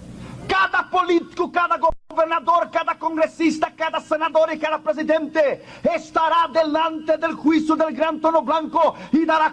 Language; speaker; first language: Spanish; non-native, fluent; Portuguese